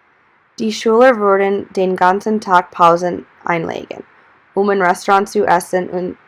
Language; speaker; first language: German; non-native, learner; English